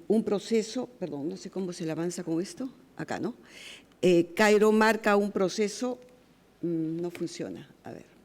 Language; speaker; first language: Spanish; native; Spanish